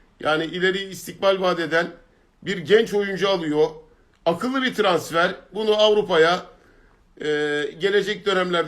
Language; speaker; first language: Turkish; native; Turkish